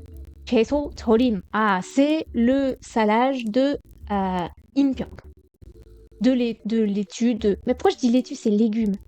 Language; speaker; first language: French; native; French